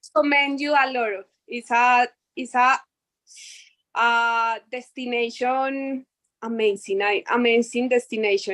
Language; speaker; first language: English; non-native, learner; Spanish